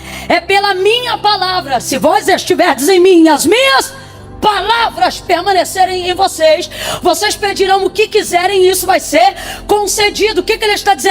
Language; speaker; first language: Portuguese; native; Portuguese